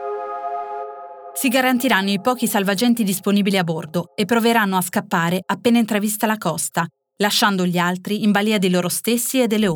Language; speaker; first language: Italian; native; Italian